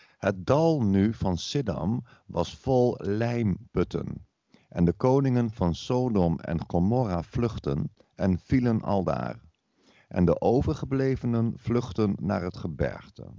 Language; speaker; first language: Dutch; native; Dutch